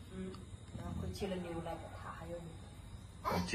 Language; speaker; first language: Chinese; non-native, learner; Nepali